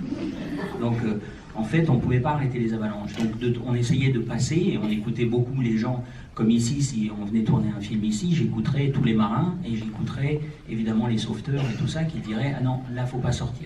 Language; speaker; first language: French; native; French